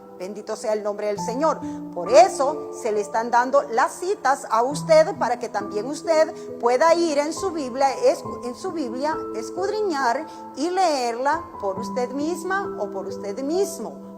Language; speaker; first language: Spanish; native; Spanish